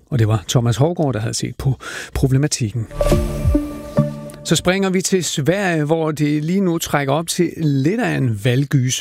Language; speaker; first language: Danish; native; Danish